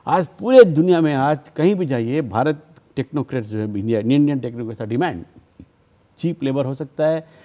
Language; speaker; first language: Hindi; non-native, local second language; Telugu